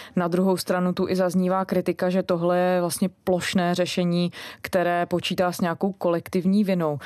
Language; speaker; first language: Czech; native; Czech